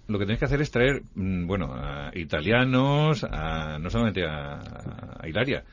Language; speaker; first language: Spanish; native; Spanish